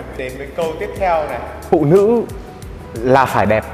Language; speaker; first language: Vietnamese; native; Vietnamese